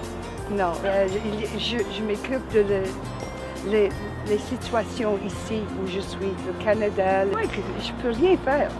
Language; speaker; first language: French; non-native, local second language; English